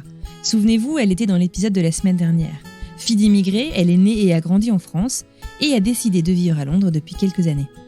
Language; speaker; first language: French; native; French